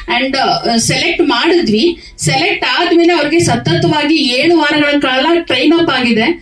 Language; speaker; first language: Kannada; native; Kannada